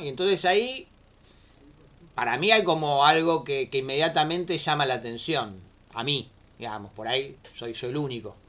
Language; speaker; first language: Spanish; native; Spanish